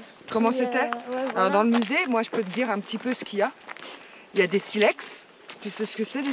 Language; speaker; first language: French; native; French